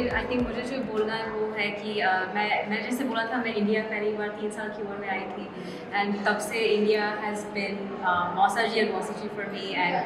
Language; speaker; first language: Hindi; early bilingual, heritage; Hindi